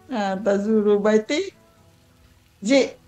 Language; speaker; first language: Arabic; non-native, learner; Malay